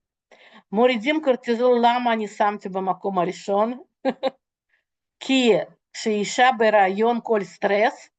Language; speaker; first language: Hebrew; non-native, fluent; Russian